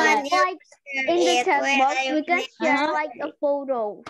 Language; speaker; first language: English; non-native, learner; Indonesian